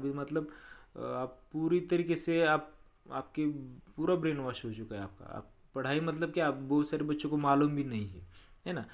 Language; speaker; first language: Hindi; non-native, local second language; Marathi